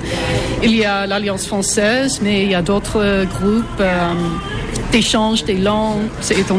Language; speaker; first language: French; non-native, fluent; English